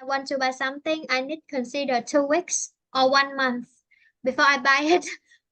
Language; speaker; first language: English; non-native, fluent; Vietnamese